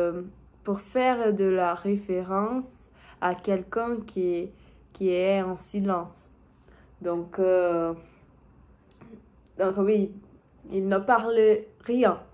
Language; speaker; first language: French; non-native, learner; Portuguese